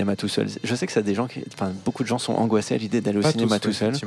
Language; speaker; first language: French; native; French